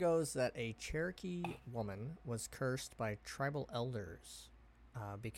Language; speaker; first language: English; native; English